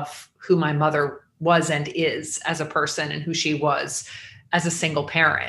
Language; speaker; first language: English; native; English